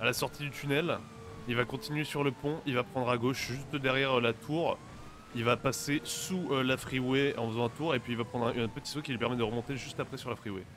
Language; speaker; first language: French; native; French